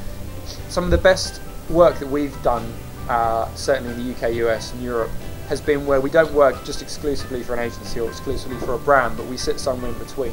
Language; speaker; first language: English; native; English